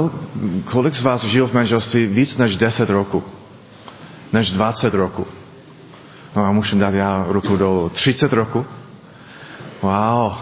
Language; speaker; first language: Czech; non-native, learner; English